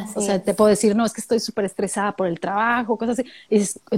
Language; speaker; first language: Spanish; native; Spanish